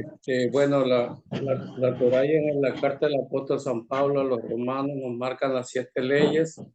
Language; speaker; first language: Spanish; native; Spanish